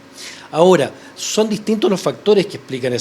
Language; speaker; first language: Spanish; native; Spanish